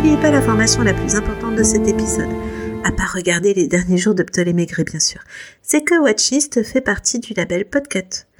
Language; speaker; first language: French; native; French